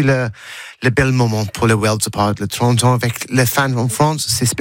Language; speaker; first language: French; non-native, learner; English